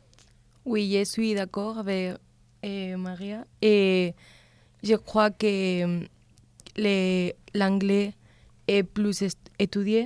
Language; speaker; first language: French; non-native, learner; Spanish